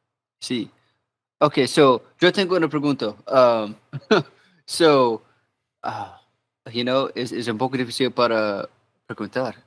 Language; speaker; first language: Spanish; non-native, learner; English